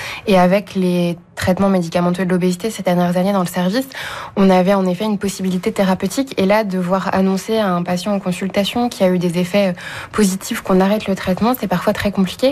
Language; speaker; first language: French; native; French